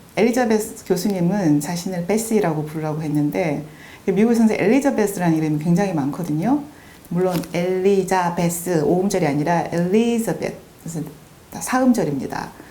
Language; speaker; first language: Korean; native; Korean